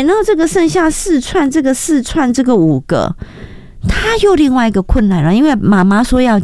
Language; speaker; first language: Chinese; native; Chinese